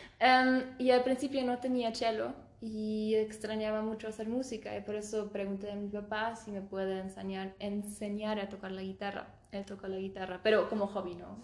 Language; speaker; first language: Spanish; early bilingual, heritage; Spanish